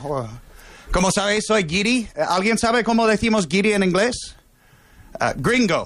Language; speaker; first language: Spanish; non-native, fluent; English